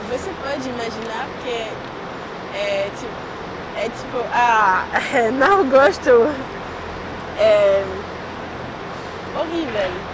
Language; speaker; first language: Portuguese; non-native, learner; French